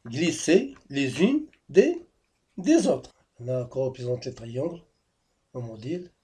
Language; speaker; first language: French; non-native, local second language; Arabic